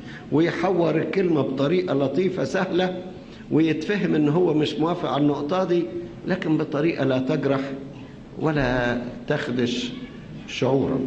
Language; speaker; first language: Arabic; native; Arabic